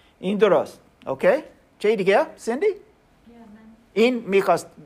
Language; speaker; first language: Persian; non-native, learner; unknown